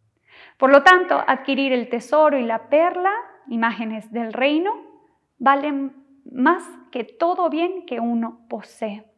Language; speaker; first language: Spanish; native; Spanish